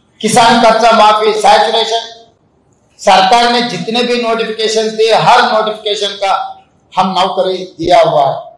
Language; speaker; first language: Hindi; non-native, local second language; Telugu